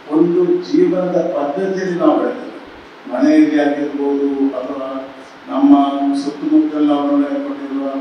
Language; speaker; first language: Kannada; non-native, local second language; Tulu